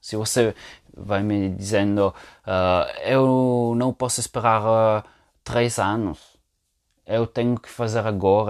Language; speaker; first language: Portuguese; non-native, fluent; Italian